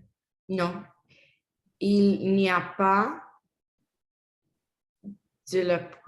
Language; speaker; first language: French; non-native, learner; Spanish